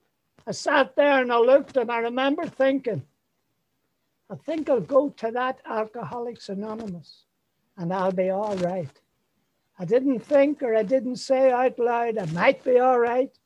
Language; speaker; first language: English; native; English